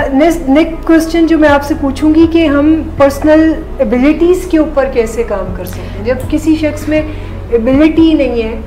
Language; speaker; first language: Urdu; native; Urdu